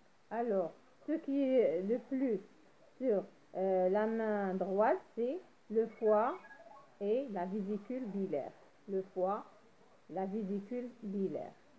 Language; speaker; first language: French; non-native, local second language; Arabic